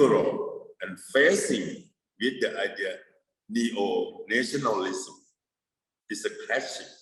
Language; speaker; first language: English; non-native, fluent; Thai